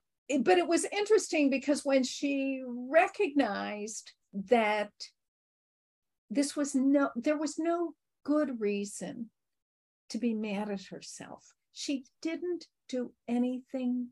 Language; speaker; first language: English; native; English